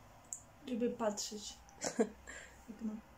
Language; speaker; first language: Polish; non-native, learner; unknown